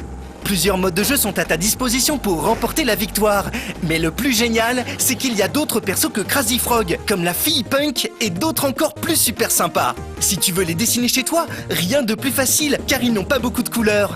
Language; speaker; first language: French; native; French